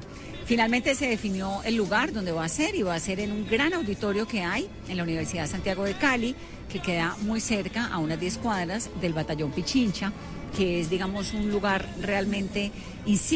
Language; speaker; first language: Spanish; native; Spanish